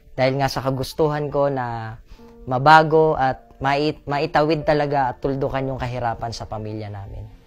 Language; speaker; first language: Filipino; native; Filipino